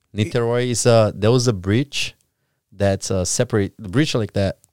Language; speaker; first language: English; non-native, fluent; Portuguese